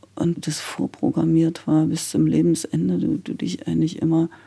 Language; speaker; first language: German; native; German